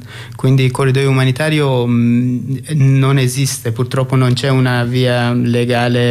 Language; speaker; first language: Italian; non-native, fluent; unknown